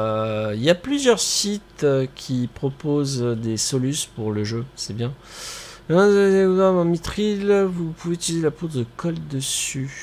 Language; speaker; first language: French; native; French